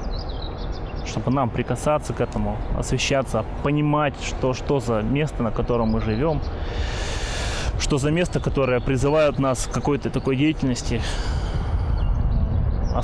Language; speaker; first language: Russian; native; Russian